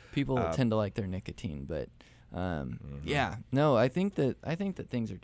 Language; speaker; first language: English; native; English